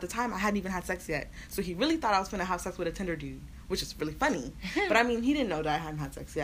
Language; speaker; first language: English; native; English